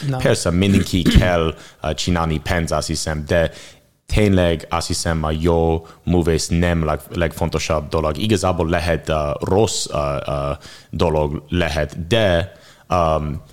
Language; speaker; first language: Hungarian; non-native, learner; English